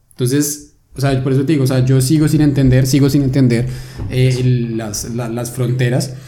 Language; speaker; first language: Spanish; native; Spanish